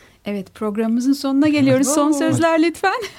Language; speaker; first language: Turkish; native; Turkish